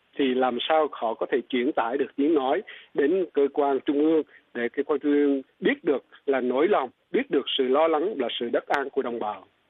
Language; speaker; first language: Vietnamese; non-native, local second language; Eastern Cham